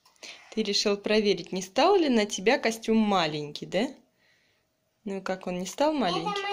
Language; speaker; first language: Russian; native; Russian